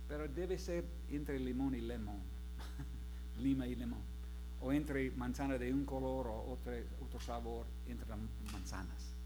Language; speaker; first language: Spanish; non-native, fluent; English